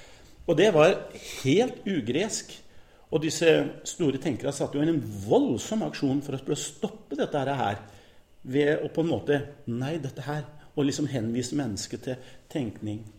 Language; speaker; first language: Norwegian; native; Norwegian